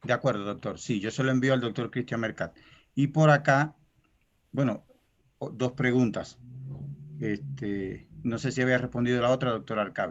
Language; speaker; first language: Spanish; native; Spanish